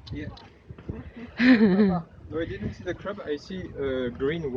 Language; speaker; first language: English; non-native, learner; French